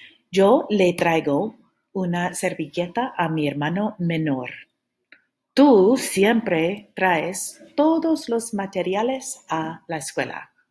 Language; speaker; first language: Spanish; non-native, fluent; English